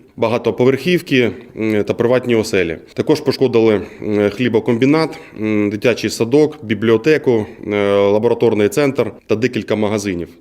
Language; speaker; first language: Ukrainian; native; Ukrainian